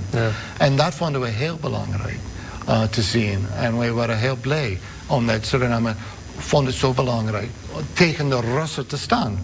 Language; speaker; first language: Dutch; non-native, fluent; English